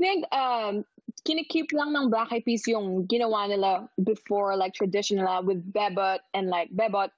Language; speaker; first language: English; non-native, local second language; Filipino